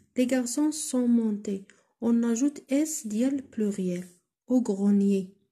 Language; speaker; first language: French; non-native, local second language; Arabic